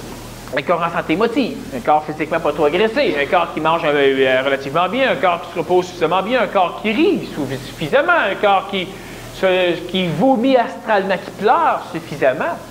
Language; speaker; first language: French; native; French